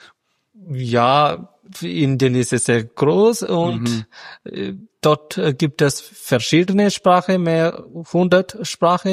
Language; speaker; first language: German; non-native, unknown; Malayalam